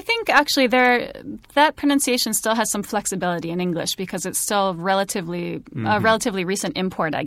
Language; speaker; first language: English; native; English